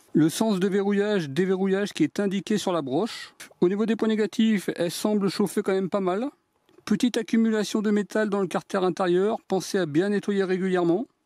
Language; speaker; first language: French; native; French